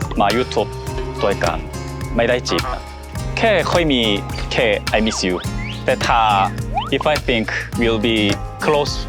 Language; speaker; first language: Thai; non-native, learner; Korean